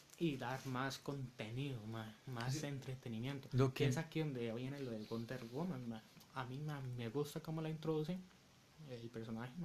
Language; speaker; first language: Spanish; native; Spanish